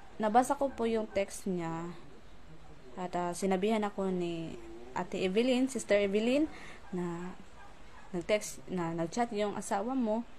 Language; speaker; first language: Filipino; non-native, local second language; Cebuano